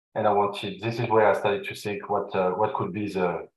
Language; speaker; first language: English; non-native, fluent; French